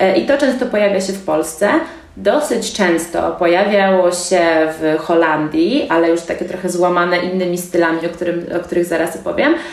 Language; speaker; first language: Polish; native; Polish